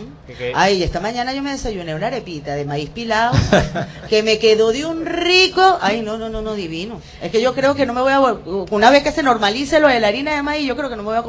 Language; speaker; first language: Spanish; native; Spanish